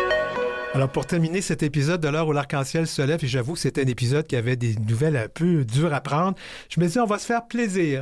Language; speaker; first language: French; native; French